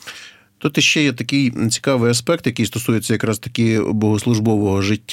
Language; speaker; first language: Ukrainian; native; Ukrainian